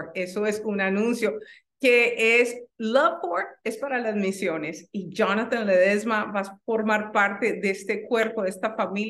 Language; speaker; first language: Spanish; native; Spanish